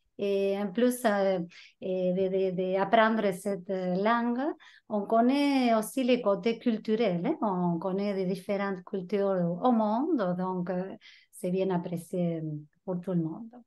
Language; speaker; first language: French; non-native, fluent; Spanish